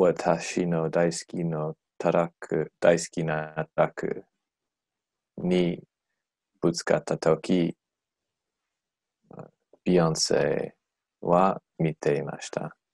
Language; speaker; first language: Japanese; non-native, learner; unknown